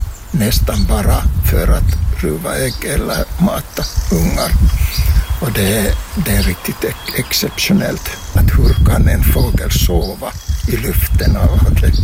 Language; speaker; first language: Swedish; non-native, local second language; Finnish